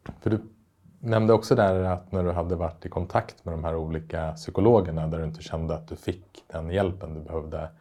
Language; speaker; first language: Swedish; native; Swedish